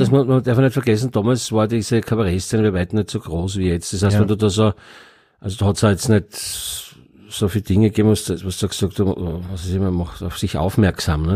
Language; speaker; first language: German; native; German